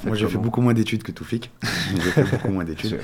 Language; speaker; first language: French; early bilingual, other home language; Arabic